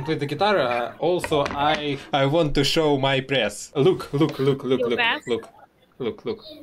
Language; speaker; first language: English; non-native, learner; Russian